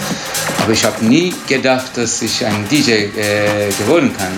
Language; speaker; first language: German; non-native, learner; Turkish